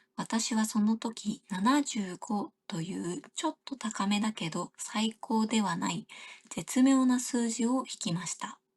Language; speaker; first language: Japanese; native; Japanese